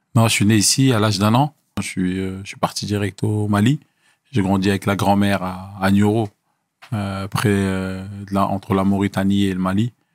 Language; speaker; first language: French; early bilingual, other home language; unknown